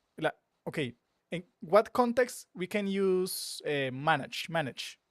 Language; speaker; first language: English; non-native, learner; Spanish